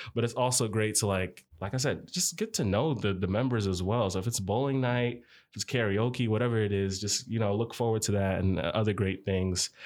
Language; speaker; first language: English; early bilingual, other home language; Arabic